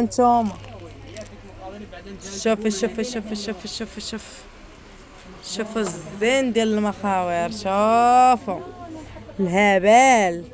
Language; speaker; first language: Arabic; native; Arabic